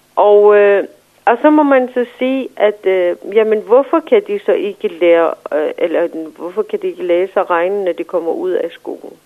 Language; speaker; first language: Danish; non-native, fluent; Persian